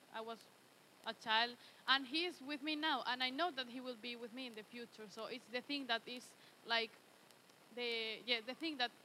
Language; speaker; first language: English; early bilingual, other home language; Spanish